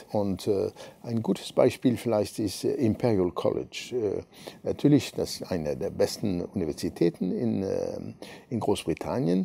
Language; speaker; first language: German; non-native, fluent; French